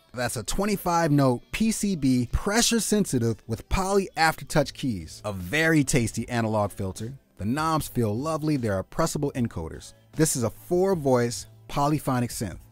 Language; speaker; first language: English; native; English